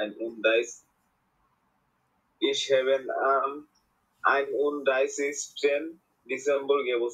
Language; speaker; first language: German; non-native, learner; Bangla